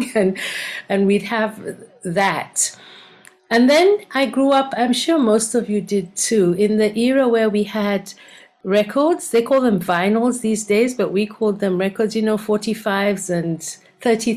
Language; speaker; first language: English; non-native, local second language; Ganda